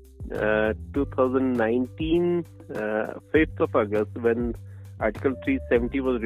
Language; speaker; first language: English; non-native, local second language; Punjabi